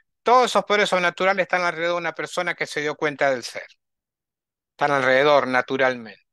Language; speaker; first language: Spanish; native; Spanish